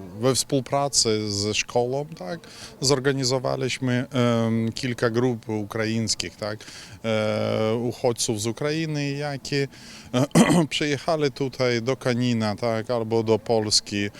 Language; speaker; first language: Polish; non-native, fluent; Ukrainian